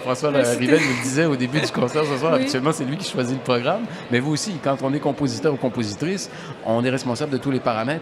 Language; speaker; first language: French; native; French